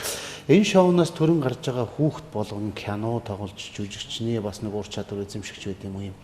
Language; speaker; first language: Mongolian; native; Mongolian